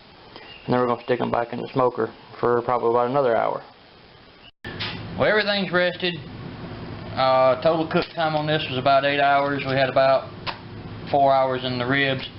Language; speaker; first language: English; native; English